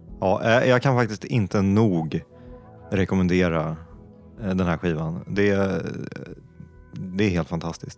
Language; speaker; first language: Swedish; native; Swedish